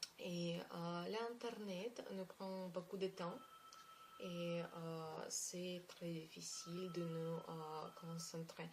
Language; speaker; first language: French; non-native, learner; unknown